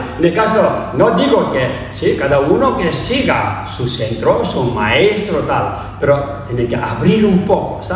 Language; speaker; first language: Spanish; non-native, learner; Tibetan